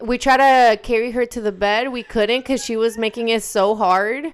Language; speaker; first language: English; early bilingual, other home language; Spanish